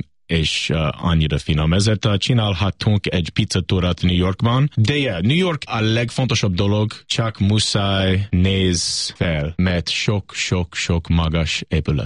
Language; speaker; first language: Hungarian; non-native, learner; English